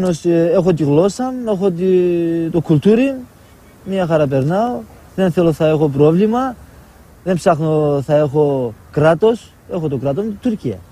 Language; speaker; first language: Greek; early bilingual, heritage; Turkish